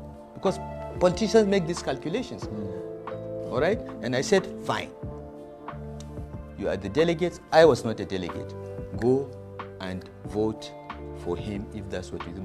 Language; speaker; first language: English; non-native, local second language; Hausa